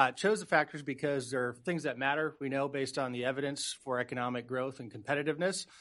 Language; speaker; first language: English; native; English